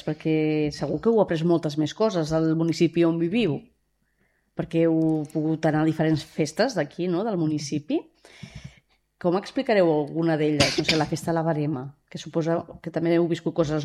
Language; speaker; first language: Catalan; native; Catalan